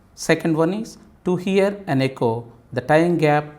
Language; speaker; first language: English; non-native, local second language; Telugu